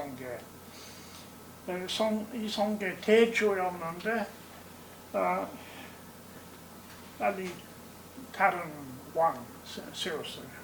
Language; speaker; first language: Korean; non-native, fluent; English